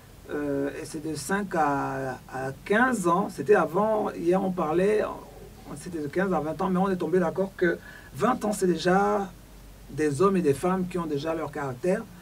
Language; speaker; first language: French; non-native, local second language; Duala